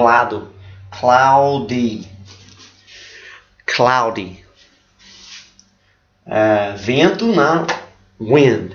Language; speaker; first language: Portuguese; non-native, fluent; English